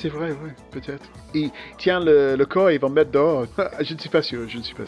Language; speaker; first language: French; non-native, fluent; English